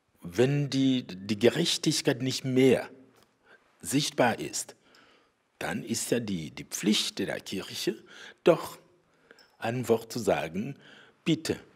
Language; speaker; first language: German; non-native, fluent; Rundi